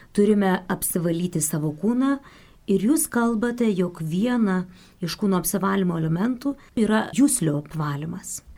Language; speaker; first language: Lithuanian; native; Lithuanian